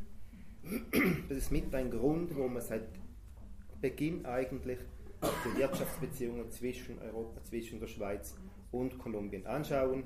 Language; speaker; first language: German; native; German